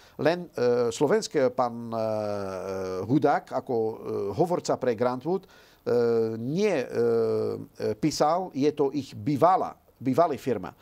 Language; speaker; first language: Slovak; non-native, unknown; Dutch